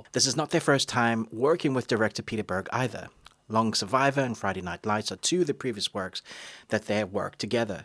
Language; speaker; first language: English; native; English